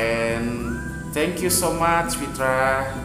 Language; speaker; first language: English; non-native, fluent; Indonesian